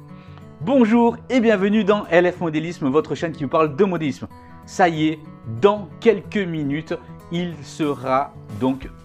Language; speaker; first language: French; native; French